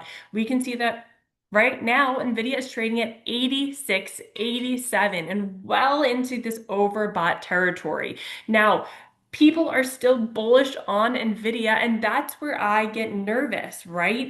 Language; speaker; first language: English; native; English